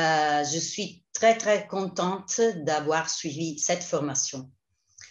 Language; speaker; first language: French; non-native, fluent; Italian